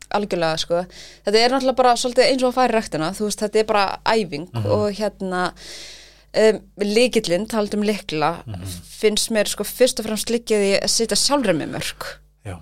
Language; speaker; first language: Icelandic; early bilingual, other home language; Thai